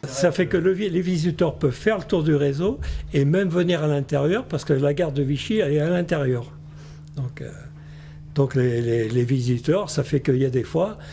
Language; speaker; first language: French; native; French